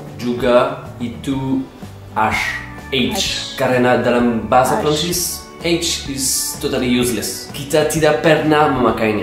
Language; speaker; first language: Indonesian; non-native, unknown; French